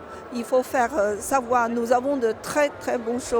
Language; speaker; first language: French; non-native, fluent; Chinese